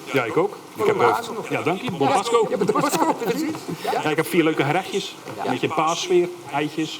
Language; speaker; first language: Dutch; native; Dutch